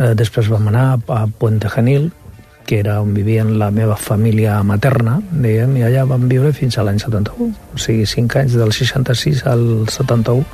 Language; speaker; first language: Catalan; non-native, local second language; Spanish